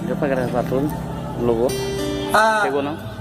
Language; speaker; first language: Portuguese; native; Portuguese